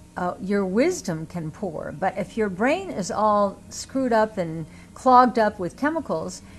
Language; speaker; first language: English; native; English